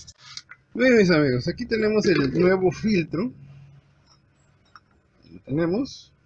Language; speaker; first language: Spanish; native; Spanish